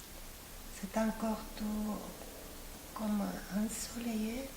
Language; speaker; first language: French; non-native, fluent; Spanish